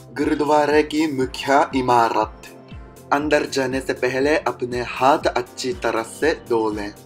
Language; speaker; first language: Hindi; non-native, learner; Japanese